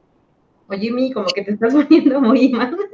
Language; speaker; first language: Spanish; native; Spanish